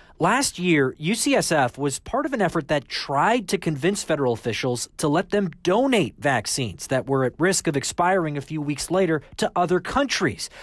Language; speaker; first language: English; native; English